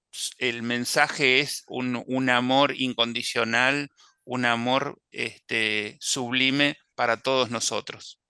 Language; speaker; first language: Spanish; native; Spanish